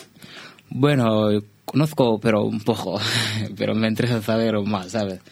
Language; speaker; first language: Spanish; non-native, learner; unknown